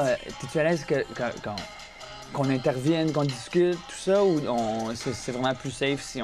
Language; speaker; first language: French; native; French